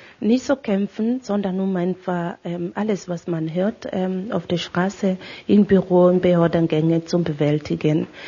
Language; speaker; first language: German; non-native, fluent; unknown